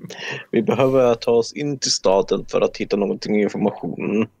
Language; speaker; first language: Swedish; non-native, fluent; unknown